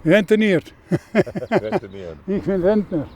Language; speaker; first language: German; non-native, learner; Dutch